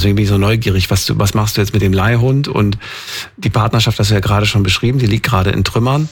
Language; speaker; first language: German; native; German